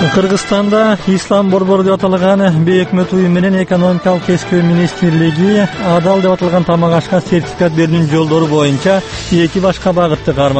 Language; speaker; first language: Kyrgyz; native; Kyrgyz